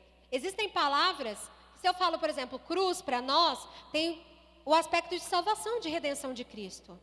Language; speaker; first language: Portuguese; native; Portuguese